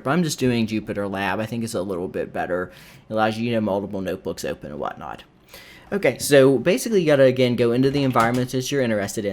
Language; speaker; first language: English; native; English